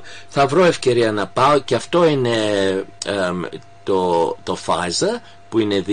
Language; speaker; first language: Greek; early bilingual, heritage; Greek